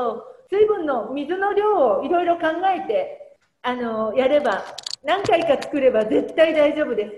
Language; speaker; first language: Japanese; non-native, fluent; Indonesian